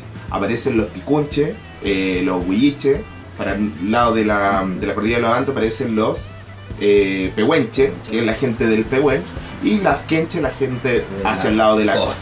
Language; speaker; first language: Spanish; native; Spanish